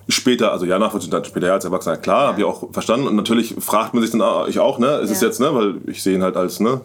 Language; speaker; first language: German; native; German